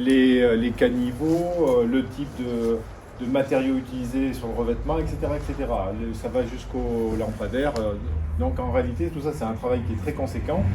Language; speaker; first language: French; native; French